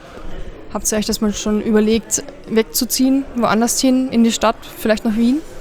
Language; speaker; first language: German; native; German